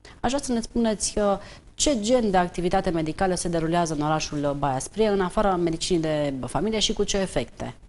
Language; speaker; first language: Romanian; native; Romanian